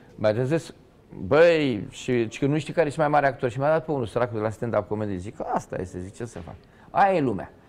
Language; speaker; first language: Romanian; native; Romanian